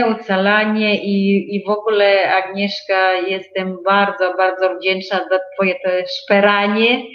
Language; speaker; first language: Polish; non-native, local second language; Lithuanian